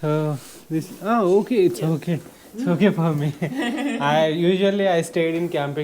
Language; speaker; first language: English; non-native, local second language; Telugu